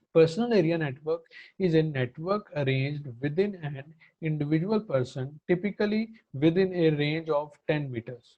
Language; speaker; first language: English; non-native, local second language; Punjabi